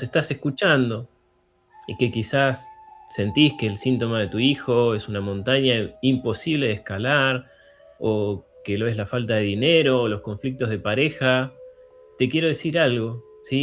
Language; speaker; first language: Spanish; native; Spanish